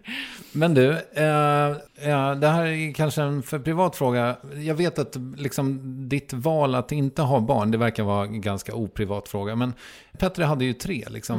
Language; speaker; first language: Swedish; native; Swedish